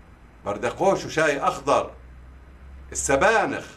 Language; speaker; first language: Arabic; native; Arabic